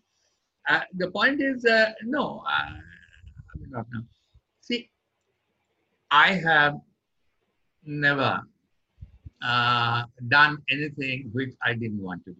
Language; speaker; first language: English; non-native, local second language; Bangla